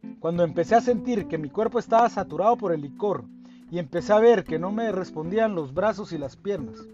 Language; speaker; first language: Spanish; native; Spanish